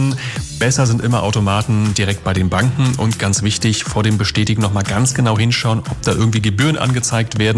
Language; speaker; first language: German; native; German